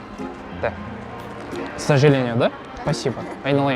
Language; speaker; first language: Russian; non-native, local second language; Kazakh